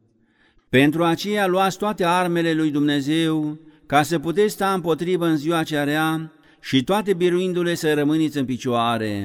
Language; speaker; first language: Romanian; native; Romanian